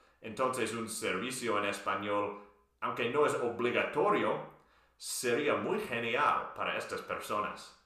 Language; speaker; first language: Spanish; non-native, fluent; English